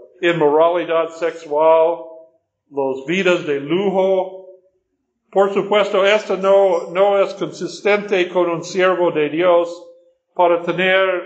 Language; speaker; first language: Spanish; non-native, fluent; English